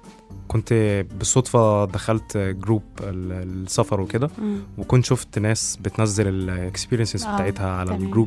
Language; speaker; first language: Arabic; native; Arabic